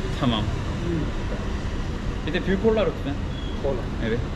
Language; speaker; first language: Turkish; non-native, learner; Korean